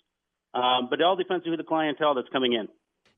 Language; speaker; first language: English; native; English